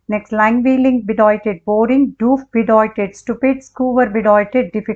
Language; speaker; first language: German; non-native, learner; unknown